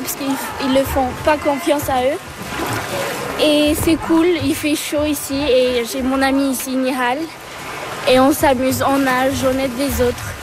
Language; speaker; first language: French; early bilingual, other home language; Turkish